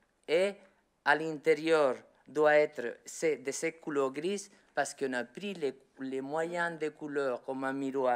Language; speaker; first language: French; non-native, learner; Spanish